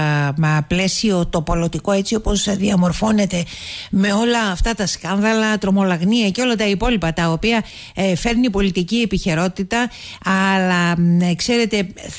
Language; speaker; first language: Greek; native; Greek